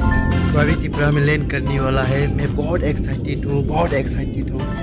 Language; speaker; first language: Hindi; non-native, local second language; Kok Borok